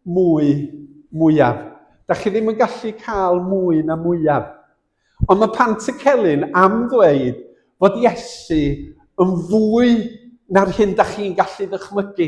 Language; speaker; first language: Welsh; native; Welsh